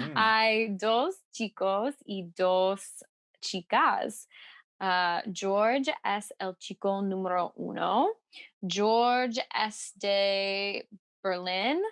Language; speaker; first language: Spanish; non-native, learner; English